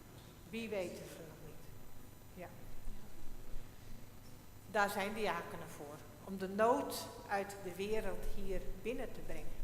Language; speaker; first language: Dutch; non-native, local second language; Western Frisian